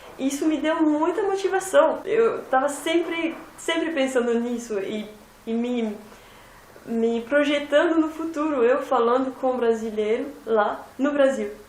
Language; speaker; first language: Portuguese; non-native, fluent; French